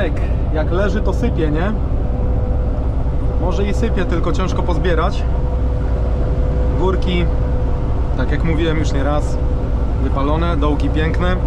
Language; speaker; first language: Polish; native; Polish